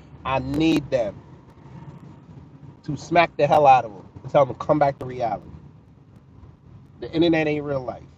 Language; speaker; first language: English; native; English